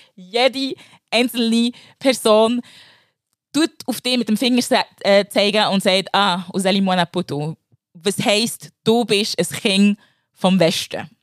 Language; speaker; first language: German; early bilingual, other home language; Lingala